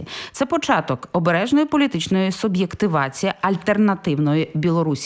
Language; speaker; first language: Ukrainian; native; Ukrainian